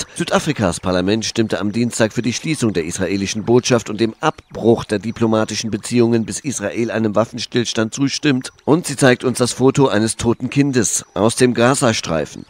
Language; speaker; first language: German; native; German